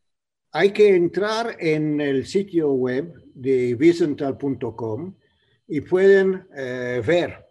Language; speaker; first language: Spanish; non-native, fluent; English